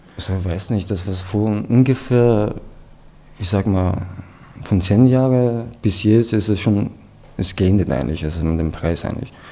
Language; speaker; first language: German; non-native, learner; Persian